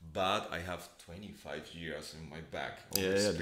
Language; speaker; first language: English; non-native, fluent; Spanish